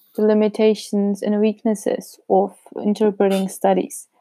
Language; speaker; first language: English; non-native, fluent; Czech